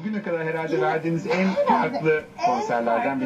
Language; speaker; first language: Turkish; native; Turkish